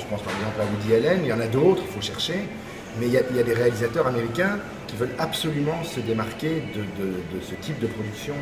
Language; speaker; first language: French; native; French